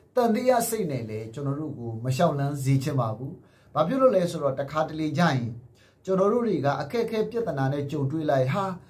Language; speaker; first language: Burmese; non-native, local second language; S'gaw Karen